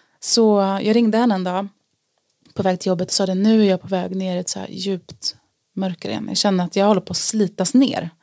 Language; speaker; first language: Swedish; native; Swedish